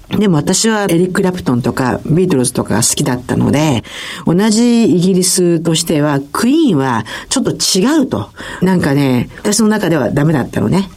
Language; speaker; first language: Japanese; native; Japanese